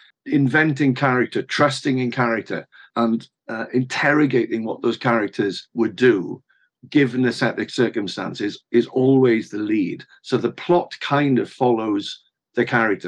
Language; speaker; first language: English; native; English